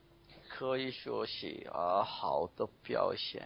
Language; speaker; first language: Chinese; non-native, learner; Korean